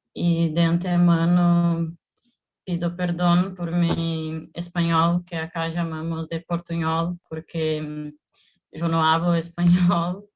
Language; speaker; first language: Spanish; non-native, learner; Portuguese